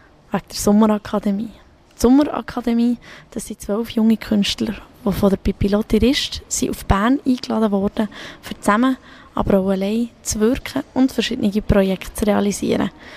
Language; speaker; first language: German; native; German